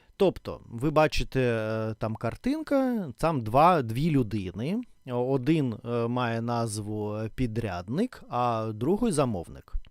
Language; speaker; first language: Ukrainian; non-native, local second language; Russian